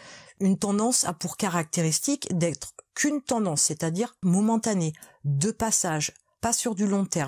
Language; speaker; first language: French; native; French